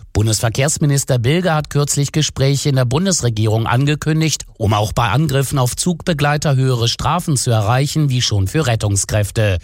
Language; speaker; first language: German; native; German